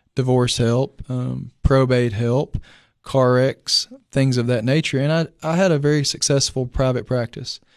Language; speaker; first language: English; native; English